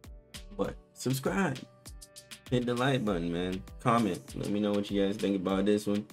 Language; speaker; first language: English; native; English